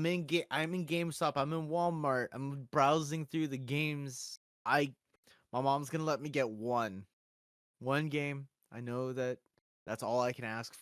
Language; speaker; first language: English; native; English